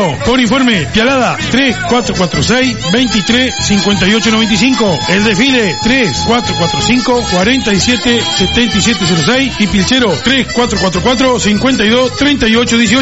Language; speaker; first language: Spanish; native; Spanish